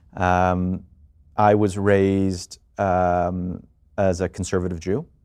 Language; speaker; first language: English; native; English